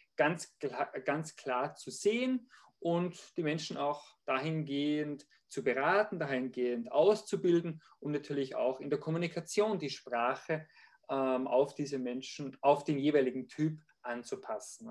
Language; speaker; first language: German; native; German